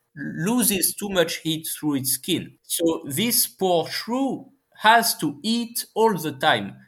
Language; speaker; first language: English; non-native, fluent; French